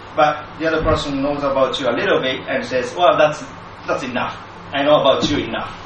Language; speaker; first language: English; non-native, fluent; Japanese